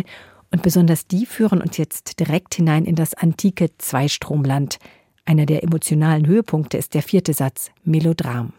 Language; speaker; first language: German; native; German